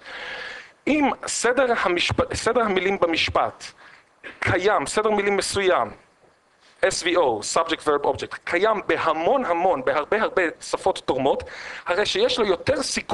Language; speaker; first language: Hebrew; native; Hebrew